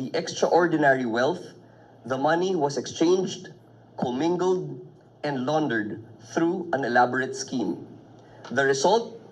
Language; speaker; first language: English; non-native, local second language; Filipino